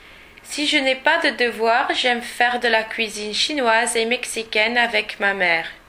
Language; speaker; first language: French; non-native, learner; English